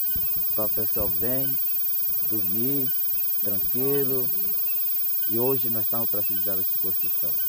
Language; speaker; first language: Portuguese; non-native, local second language; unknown